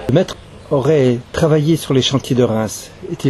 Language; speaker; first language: French; native; French